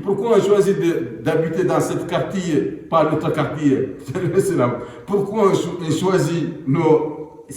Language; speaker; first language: French; non-native, local second language; Arabic